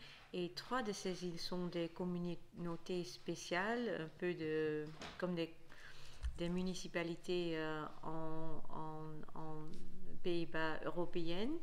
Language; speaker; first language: French; non-native, fluent; Dutch